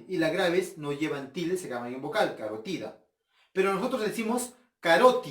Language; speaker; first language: Spanish; native; Spanish